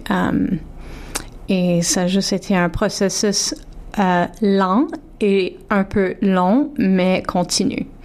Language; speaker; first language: French; native; French